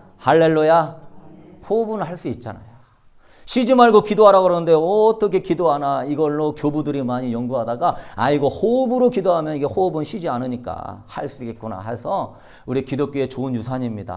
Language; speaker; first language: Korean; native; Korean